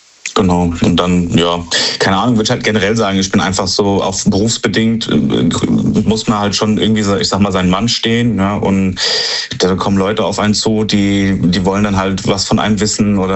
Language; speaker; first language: German; native; German